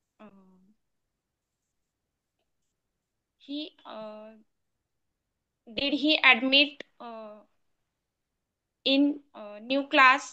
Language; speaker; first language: English; non-native, learner; Marathi